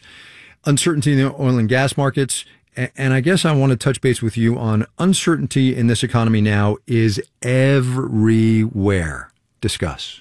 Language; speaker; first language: English; native; English